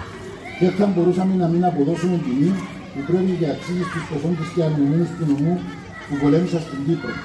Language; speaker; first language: Greek; native; Greek